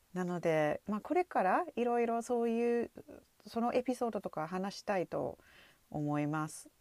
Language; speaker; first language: Japanese; non-native, fluent; English